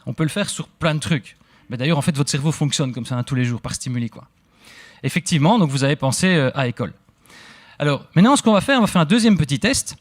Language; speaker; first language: French; native; French